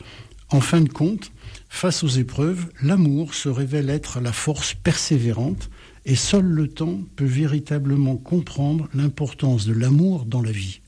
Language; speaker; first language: French; native; French